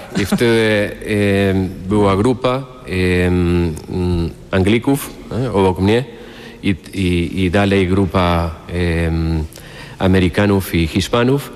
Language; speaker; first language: Polish; non-native, fluent; Spanish